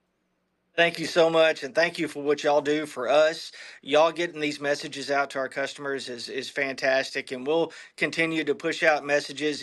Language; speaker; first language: English; native; English